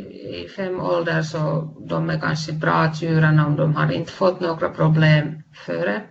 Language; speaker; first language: Swedish; non-native, fluent; Finnish